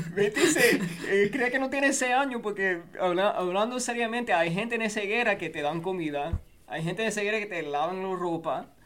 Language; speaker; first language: Spanish; early bilingual, heritage; Spanish